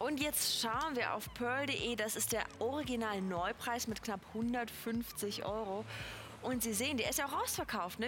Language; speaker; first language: German; native; German